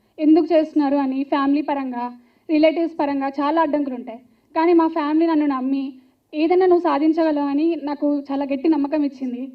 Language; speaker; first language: Telugu; native; Telugu